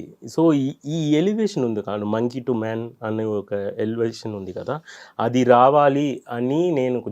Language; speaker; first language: Telugu; non-native, learner; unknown